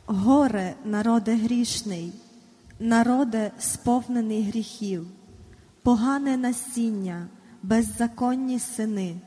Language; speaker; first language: Ukrainian; native; Ukrainian